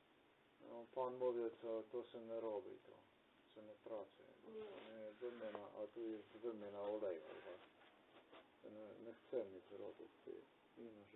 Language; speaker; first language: Polish; non-native, learner; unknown